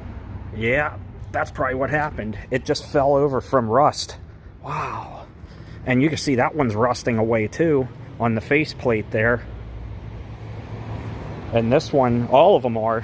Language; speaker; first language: English; native; English